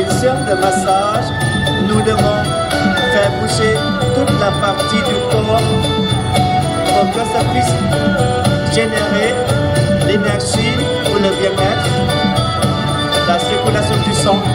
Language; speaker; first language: French; non-native, fluent; Thai